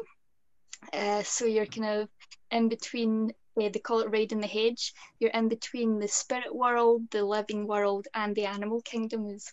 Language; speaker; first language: English; native; English